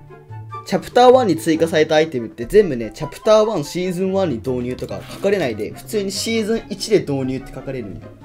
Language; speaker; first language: Japanese; native; Japanese